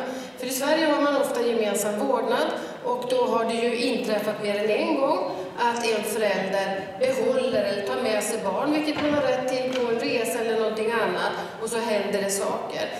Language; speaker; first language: Swedish; native; Swedish